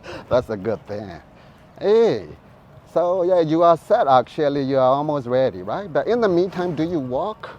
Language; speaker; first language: English; non-native, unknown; Burmese